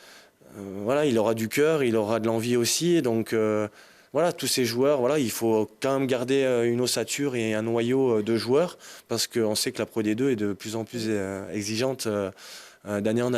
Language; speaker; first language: French; native; French